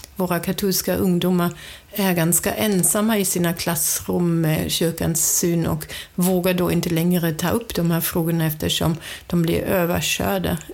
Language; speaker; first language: Swedish; non-native, fluent; German